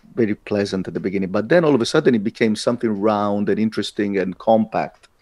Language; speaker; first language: English; non-native, fluent; Italian